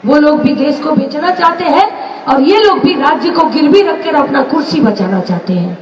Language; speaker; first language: Hindi; non-native, local second language; Bangla